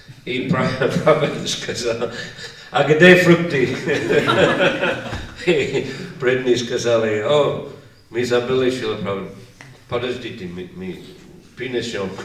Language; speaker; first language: Russian; non-native, learner; English